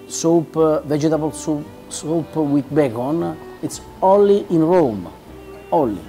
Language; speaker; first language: English; non-native, learner; Italian